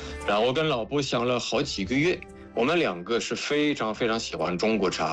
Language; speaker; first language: Chinese; non-native, fluent; French